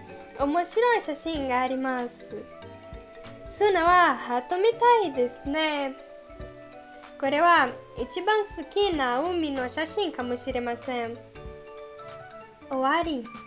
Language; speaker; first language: Japanese; non-native, learner; Portuguese